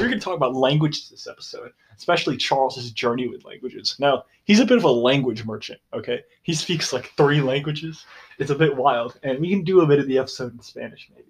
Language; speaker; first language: English; native; English